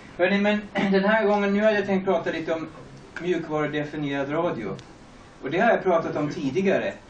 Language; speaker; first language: Swedish; early bilingual, other home language; German